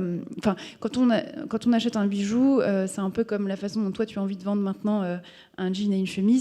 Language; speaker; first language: French; native; French